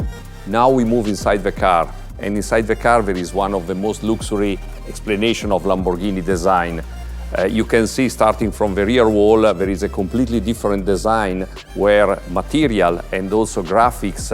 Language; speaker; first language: English; non-native, fluent; Italian